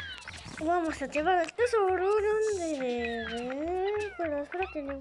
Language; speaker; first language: Spanish; early bilingual, heritage; Spanish